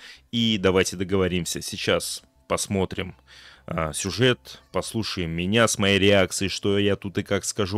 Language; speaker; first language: Russian; native; Russian